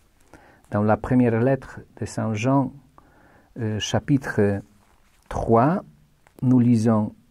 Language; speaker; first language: French; non-native, fluent; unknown